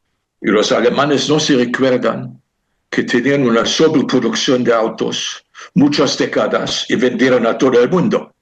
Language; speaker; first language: Spanish; non-native, fluent; German